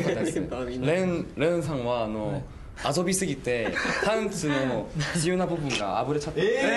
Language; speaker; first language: Japanese; non-native, fluent; Korean